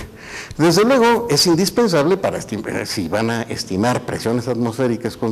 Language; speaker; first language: Spanish; native; Spanish